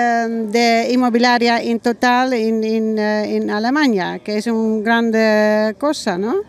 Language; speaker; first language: Spanish; non-native, learner; German